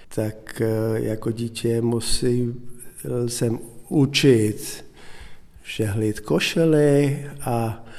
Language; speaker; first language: Czech; non-native, fluent; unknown